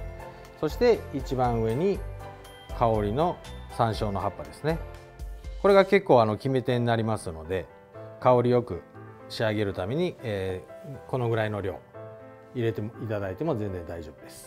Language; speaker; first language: Japanese; native; Japanese